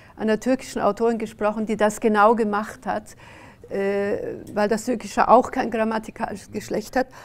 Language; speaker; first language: German; early bilingual, other home language; Hungarian